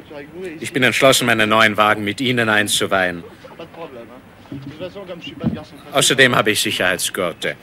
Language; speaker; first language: German; native; German